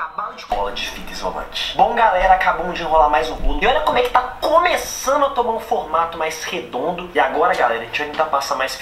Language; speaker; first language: Portuguese; native; Portuguese